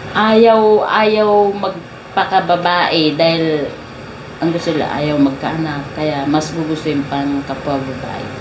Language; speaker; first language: Filipino; native; Filipino